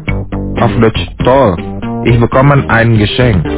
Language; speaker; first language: German; non-native, fluent; Indonesian